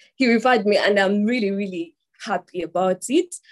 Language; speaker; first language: English; non-native, local second language; Ganda